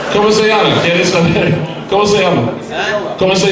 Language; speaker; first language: Spanish; non-native, learner; English